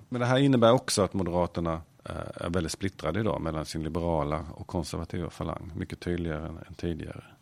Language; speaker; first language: Swedish; native; Swedish